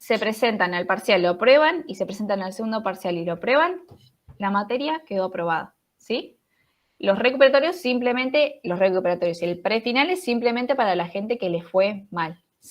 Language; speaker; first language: Spanish; native; Spanish